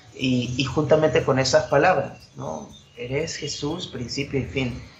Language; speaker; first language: Spanish; native; Spanish